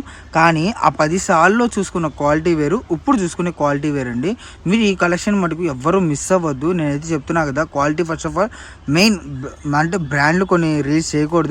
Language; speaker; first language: Telugu; native; Telugu